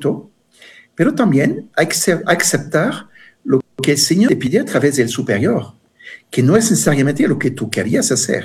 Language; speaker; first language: Spanish; non-native, fluent; French